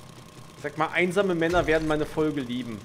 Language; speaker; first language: German; native; German